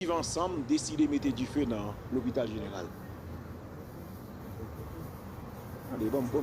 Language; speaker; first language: French; non-native, local second language; Haitian Creole